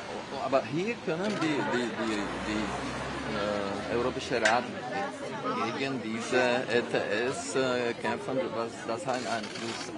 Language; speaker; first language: German; non-native, fluent; Czech